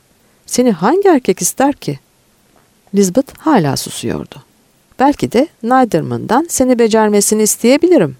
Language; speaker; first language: Turkish; native; Turkish